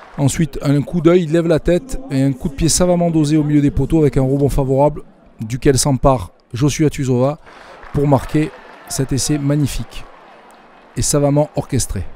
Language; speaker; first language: French; native; French